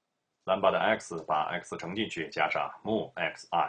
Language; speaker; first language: Chinese; native; Chinese